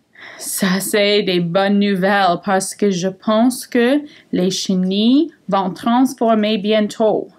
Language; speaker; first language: French; non-native, fluent; English